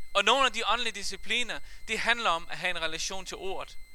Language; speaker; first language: Danish; non-native, fluent; Faroese